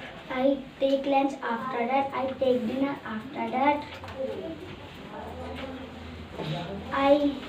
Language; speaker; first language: English; non-native, learner; Hindi